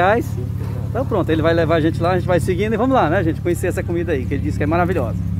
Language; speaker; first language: Portuguese; native; Portuguese